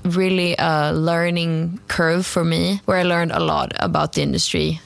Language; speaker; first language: English; non-native, fluent; Swedish